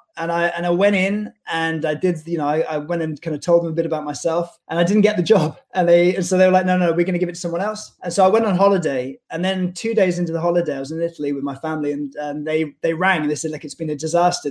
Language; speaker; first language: English; native; English